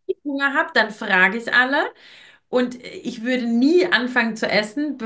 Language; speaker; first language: German; native; German